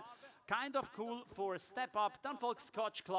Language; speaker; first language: German; native; German